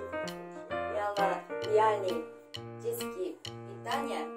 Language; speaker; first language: Russian; non-native, learner; Korean